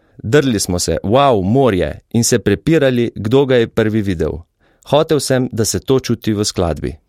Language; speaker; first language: Slovenian; native; Slovenian